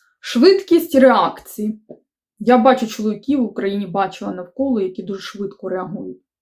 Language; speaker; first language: Ukrainian; native; Ukrainian